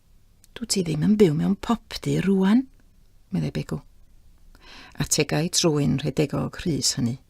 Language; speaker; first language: Welsh; native; Welsh